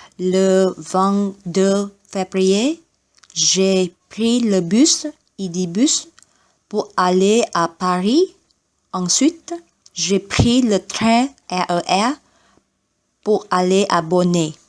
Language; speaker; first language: French; non-native, learner; Vietnamese